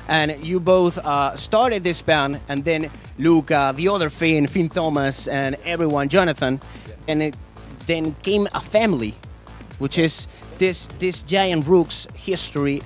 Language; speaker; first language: English; non-native, fluent; Spanish